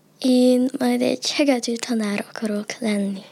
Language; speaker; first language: Hungarian; early bilingual, other home language; Chinese